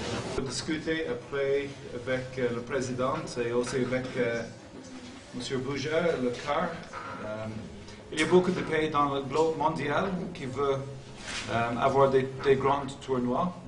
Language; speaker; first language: French; non-native, learner; English